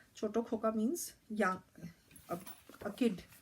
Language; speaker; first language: English; non-native, local second language; Bangla